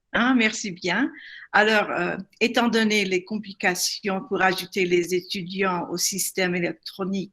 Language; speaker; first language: French; non-native, fluent; English